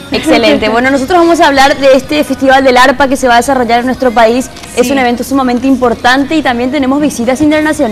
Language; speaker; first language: Spanish; native; Spanish